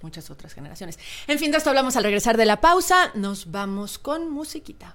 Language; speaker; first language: Spanish; native; Spanish